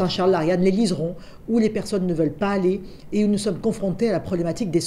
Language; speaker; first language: French; native; French